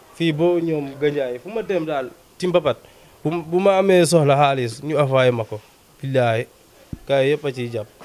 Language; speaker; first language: Wolof; non-native, local second language; Serer